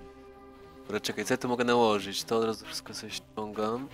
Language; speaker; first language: Polish; native; Polish